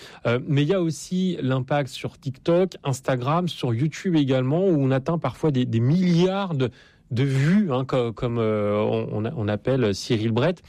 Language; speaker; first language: French; native; French